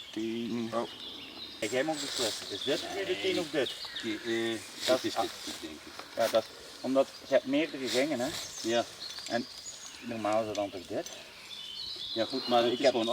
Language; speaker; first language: Dutch; non-native, local second language; French